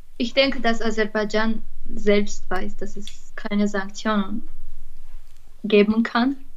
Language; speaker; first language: German; non-native, fluent; Armenian